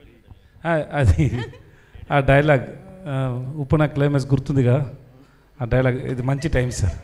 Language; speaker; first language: Telugu; non-native, learner; Tamil